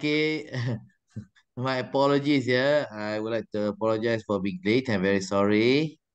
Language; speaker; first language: English; non-native, local second language; Malay